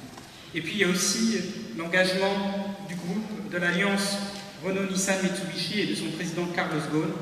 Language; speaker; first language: French; native; French